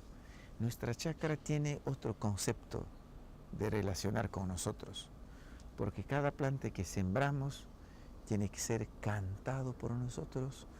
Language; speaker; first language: Spanish; non-native, local second language; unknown